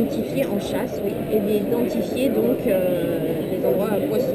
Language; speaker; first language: French; native; French